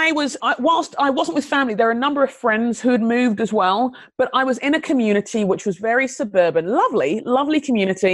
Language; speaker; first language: English; native; English